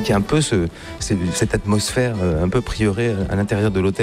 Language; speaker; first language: French; native; French